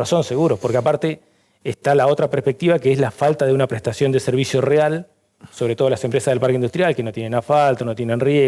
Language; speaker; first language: Spanish; native; Spanish